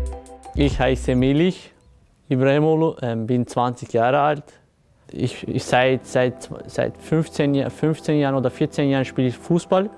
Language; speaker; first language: German; early bilingual, other home language; Turkish